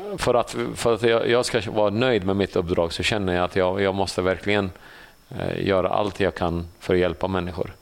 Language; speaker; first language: Swedish; early bilingual, other home language; Assyrian Neo-Aramaic